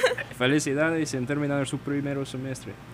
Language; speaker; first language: Spanish; non-native, learner; English